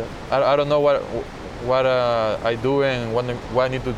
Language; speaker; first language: English; non-native, learner; Spanish